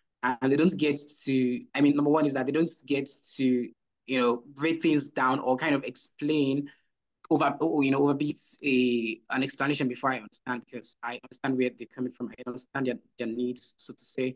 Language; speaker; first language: English; non-native, local second language; Yoruba